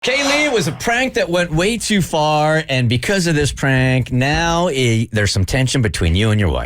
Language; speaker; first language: English; native; English